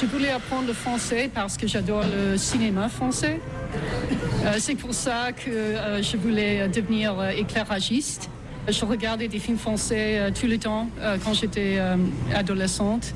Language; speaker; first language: French; non-native, fluent; English